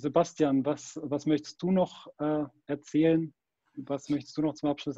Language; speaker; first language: German; native; German